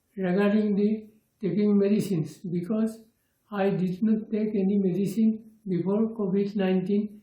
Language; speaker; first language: English; non-native, local second language; Assamese